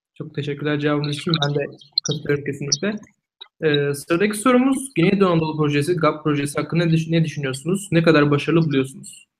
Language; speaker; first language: Turkish; native; Turkish